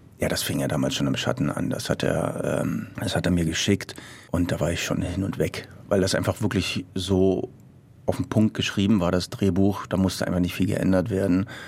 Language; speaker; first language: German; early bilingual, other home language; Croatian